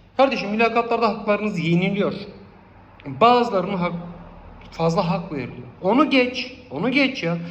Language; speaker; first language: Turkish; non-native, local second language; Kurdish